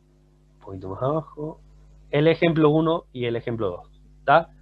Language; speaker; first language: Spanish; native; Spanish